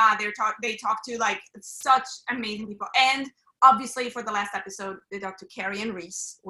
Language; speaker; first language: English; non-native, fluent; German